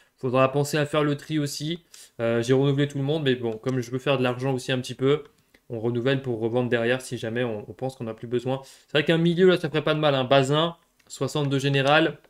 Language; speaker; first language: French; native; French